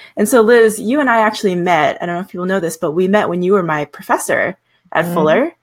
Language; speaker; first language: English; native; English